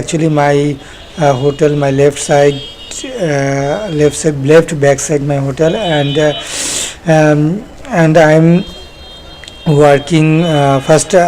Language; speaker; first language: English; non-native, learner; Bangla